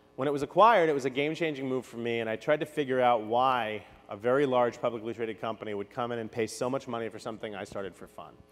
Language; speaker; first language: English; native; English